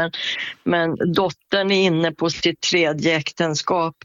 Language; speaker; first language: Swedish; native; Swedish